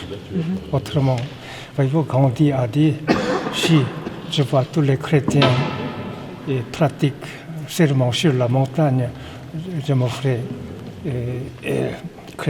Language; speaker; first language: French; non-native, fluent; Korean